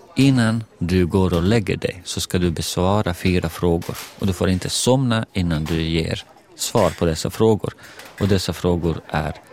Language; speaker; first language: Swedish; non-native, fluent; Bosnian